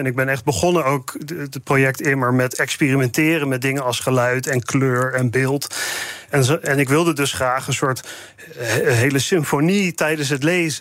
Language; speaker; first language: Dutch; native; Dutch